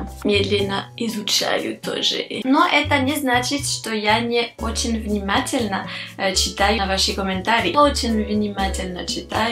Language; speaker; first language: Russian; non-native, fluent; French